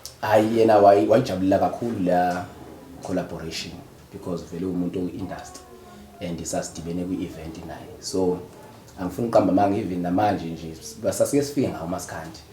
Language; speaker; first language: Zulu; native; Zulu